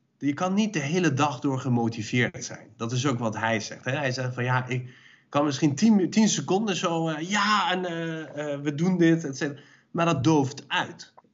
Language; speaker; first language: Dutch; early bilingual, other home language; Persian